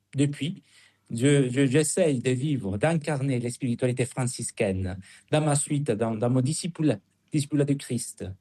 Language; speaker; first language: French; non-native, fluent; Spanish